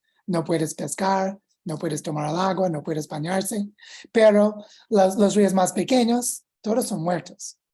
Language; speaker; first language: Spanish; non-native, fluent; English